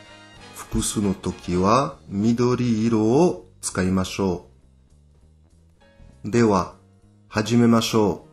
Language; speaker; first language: Japanese; non-native, fluent; French